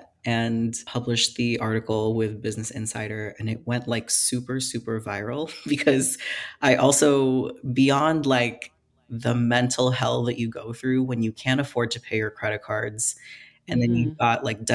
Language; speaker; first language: English; non-native, local second language; Filipino